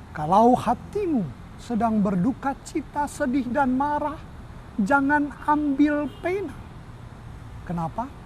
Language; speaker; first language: Indonesian; native; Indonesian